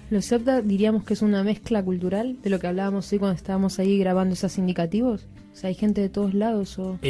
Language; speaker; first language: Spanish; native; Spanish